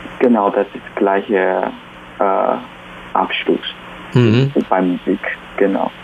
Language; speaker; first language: German; non-native, fluent; Chinese